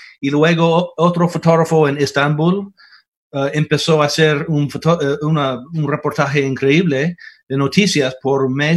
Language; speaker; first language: Spanish; non-native, fluent; English